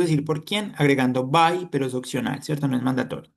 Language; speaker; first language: Spanish; native; Spanish